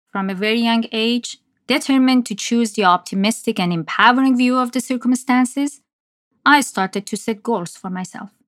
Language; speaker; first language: English; non-native, fluent; Persian